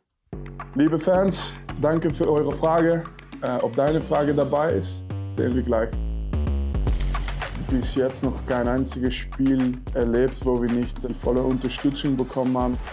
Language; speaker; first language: German; non-native, fluent; French